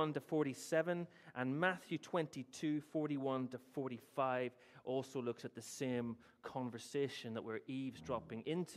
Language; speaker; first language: English; native; English